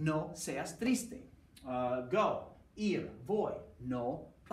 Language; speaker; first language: Spanish; non-native, fluent; English